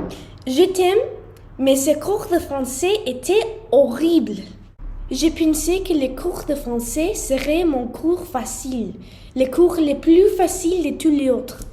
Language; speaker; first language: French; non-native, learner; English